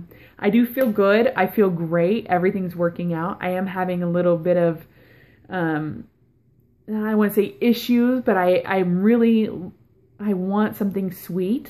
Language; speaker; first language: English; native; English